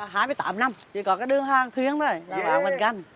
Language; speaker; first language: Vietnamese; native; Vietnamese